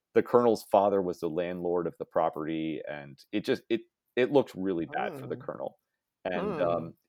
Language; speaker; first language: English; native; English